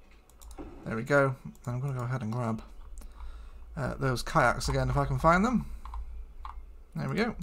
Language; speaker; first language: English; native; English